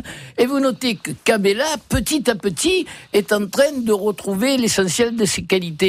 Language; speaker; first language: French; native; French